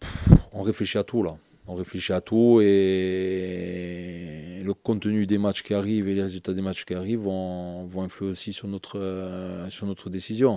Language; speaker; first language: French; native; French